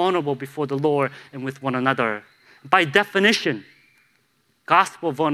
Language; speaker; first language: English; native; English